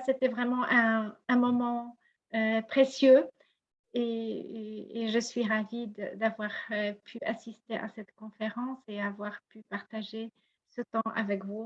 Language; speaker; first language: French; non-native, fluent; Polish